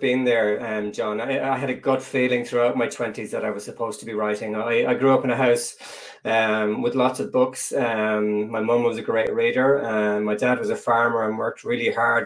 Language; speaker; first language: English; native; English